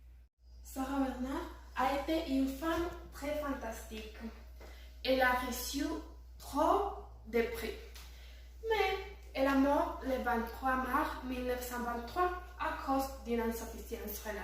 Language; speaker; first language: French; non-native, learner; Spanish